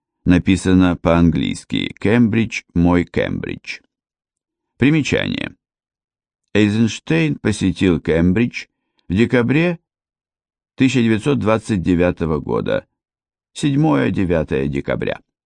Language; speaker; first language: Russian; native; Russian